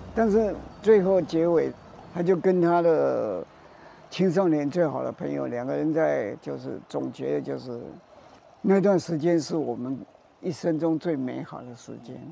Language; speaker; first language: Chinese; native; Chinese